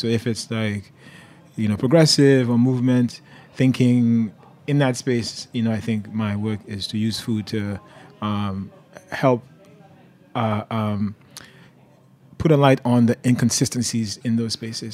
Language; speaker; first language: English; non-native, local second language; Yoruba